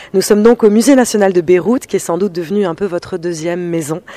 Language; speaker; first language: French; non-native, local second language; Arabic